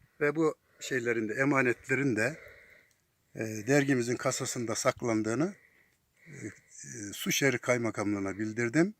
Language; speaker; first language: Turkish; native; Turkish